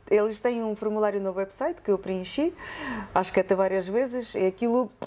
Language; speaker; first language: Portuguese; non-native, fluent; Ukrainian